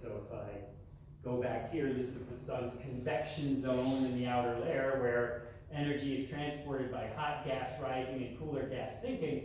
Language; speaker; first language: English; native; English